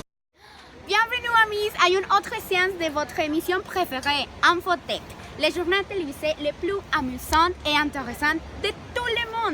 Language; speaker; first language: French; non-native, learner; Spanish